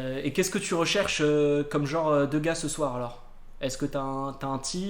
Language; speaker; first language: French; native; French